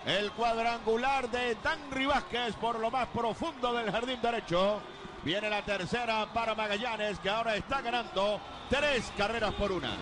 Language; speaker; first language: Spanish; native; Spanish